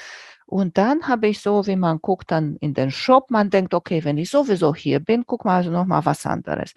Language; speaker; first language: German; non-native, fluent; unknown